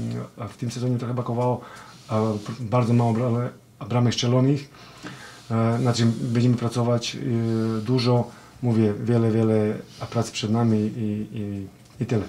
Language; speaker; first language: Polish; non-native, fluent; Serbian